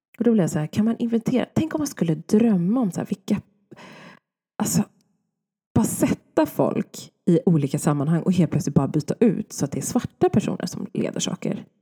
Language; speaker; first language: Swedish; native; Swedish